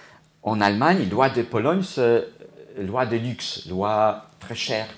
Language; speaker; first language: French; non-native, fluent; Polish